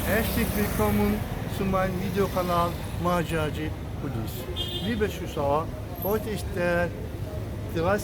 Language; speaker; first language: German; non-native, local second language; Turkish